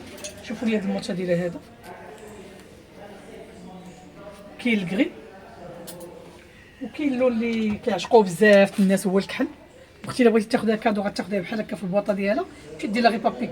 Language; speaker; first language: Arabic; native; Arabic